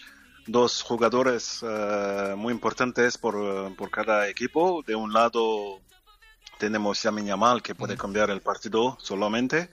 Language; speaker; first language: Spanish; non-native, fluent; French